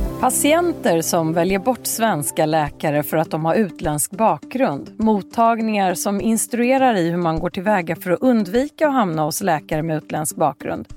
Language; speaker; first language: Swedish; native; Swedish